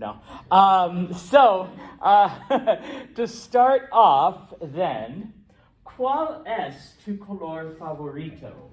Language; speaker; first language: Spanish; non-native, fluent; English